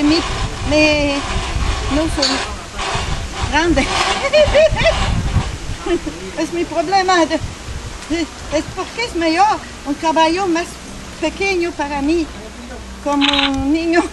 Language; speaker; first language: Spanish; non-native, learner; French